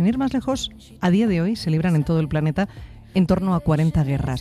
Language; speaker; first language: Spanish; native; Spanish